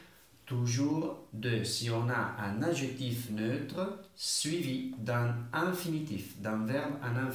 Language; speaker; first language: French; non-native, fluent; Italian